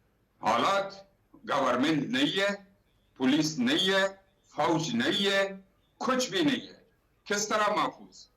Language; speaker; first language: Hindi; non-native, learner; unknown